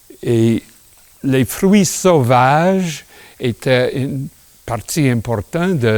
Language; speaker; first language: French; non-native, local second language; English